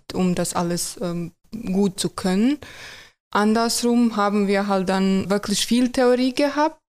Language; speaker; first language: German; non-native, fluent; Croatian